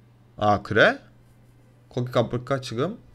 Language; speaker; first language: Korean; non-native, fluent; Russian